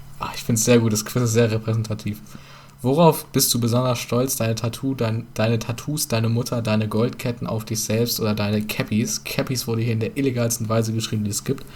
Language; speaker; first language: German; early bilingual, other home language; Turkish